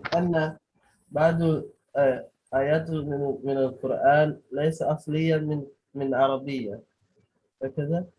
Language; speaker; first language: Arabic; non-native, learner; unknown